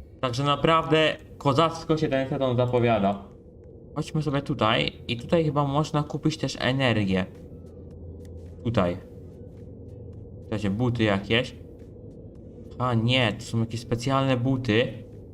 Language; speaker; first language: Polish; native; Polish